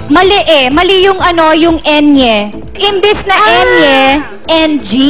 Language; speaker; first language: Filipino; native; Filipino